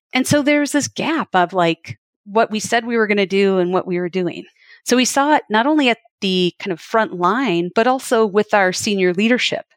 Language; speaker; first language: English; native; English